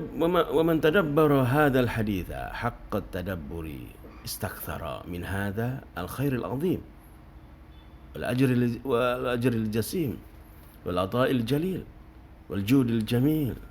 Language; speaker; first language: Arabic; non-native, fluent; Indonesian